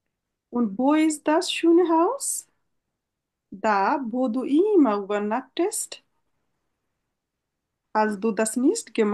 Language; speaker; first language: German; non-native, fluent; Bangla